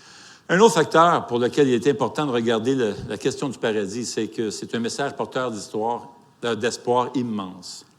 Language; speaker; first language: French; native; French